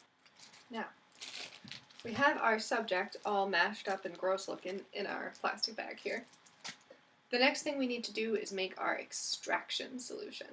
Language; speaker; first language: English; native; English